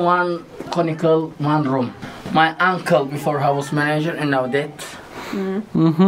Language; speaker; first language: English; non-native, learner; Arabic